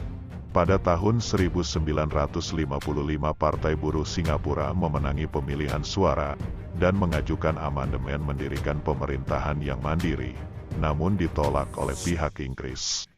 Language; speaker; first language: Indonesian; native; Indonesian